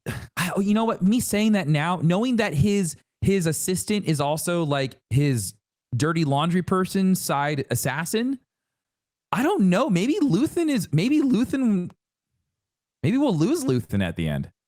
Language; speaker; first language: English; native; English